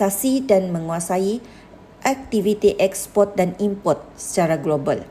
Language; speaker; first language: Malay; native; Malay